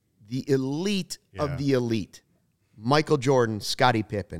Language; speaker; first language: English; native; English